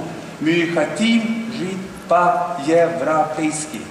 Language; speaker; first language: Russian; non-native, learner; Swedish